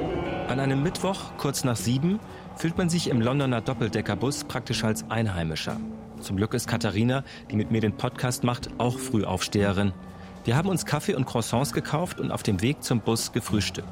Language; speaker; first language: German; native; German